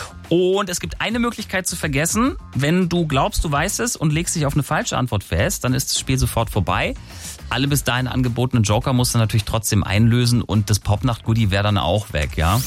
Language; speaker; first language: German; native; German